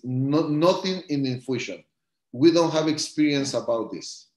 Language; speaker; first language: English; non-native, learner; Spanish